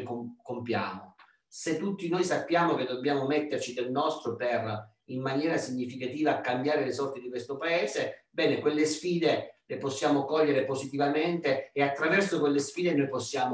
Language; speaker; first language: Italian; native; Italian